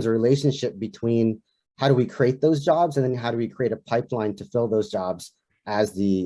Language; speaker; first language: English; native; English